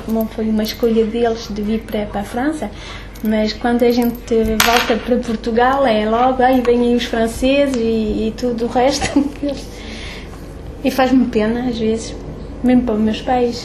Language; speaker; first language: Portuguese; early bilingual, heritage; French